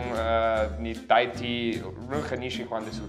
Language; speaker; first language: Chinese; non-native, learner; German